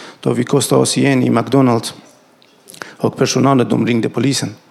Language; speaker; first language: Swedish; non-native, learner; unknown